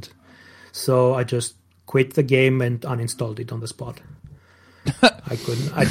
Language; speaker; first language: English; non-native, fluent; Greek